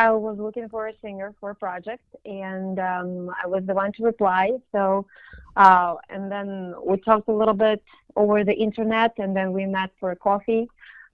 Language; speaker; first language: English; non-native, fluent; Russian